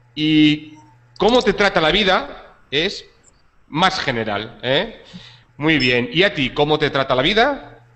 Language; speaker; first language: Spanish; native; Spanish